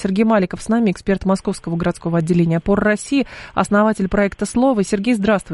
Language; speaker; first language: Russian; native; Russian